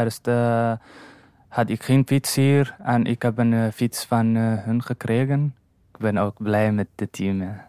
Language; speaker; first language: Dutch; non-native, learner; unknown